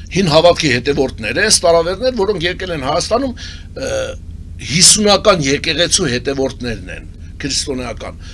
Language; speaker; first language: Armenian; non-native, local second language; Kurdish